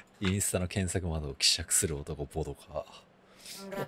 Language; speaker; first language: Japanese; native; Japanese